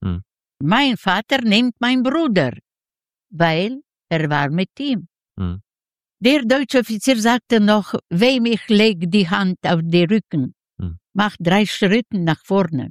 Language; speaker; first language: German; non-native, learner; Yiddish